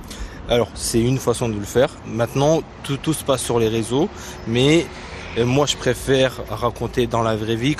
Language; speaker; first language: French; non-native, fluent; Tibetan